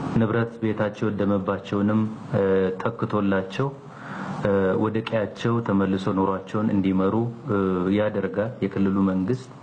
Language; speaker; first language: Amharic; non-native, local second language; Oromo